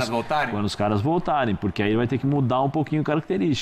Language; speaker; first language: Portuguese; native; Portuguese